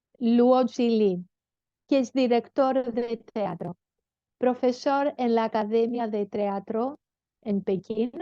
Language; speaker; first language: Spanish; non-native, fluent; Greek